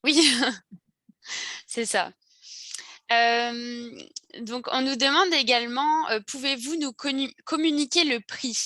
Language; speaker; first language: French; native; French